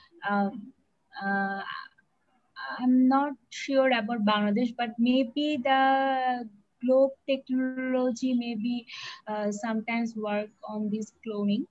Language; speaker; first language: English; non-native, learner; Bangla